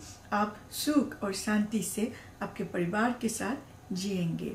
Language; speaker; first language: Hindi; non-native, learner; Bangla